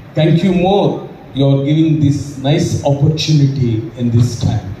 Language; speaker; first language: English; non-native, local second language; Telugu